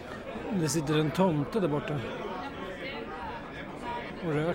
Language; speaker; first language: Swedish; native; Swedish